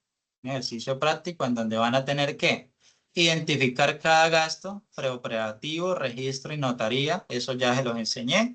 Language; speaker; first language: Spanish; native; Spanish